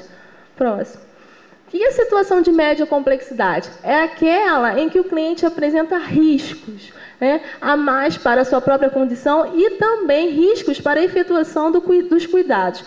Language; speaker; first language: Portuguese; native; Portuguese